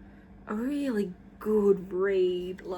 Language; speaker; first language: English; native; English